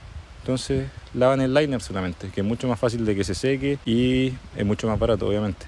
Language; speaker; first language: Spanish; native; Spanish